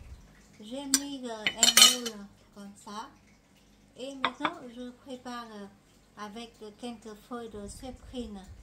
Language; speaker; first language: French; non-native, fluent; Vietnamese